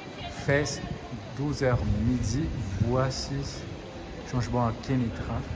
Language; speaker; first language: French; non-native, fluent; German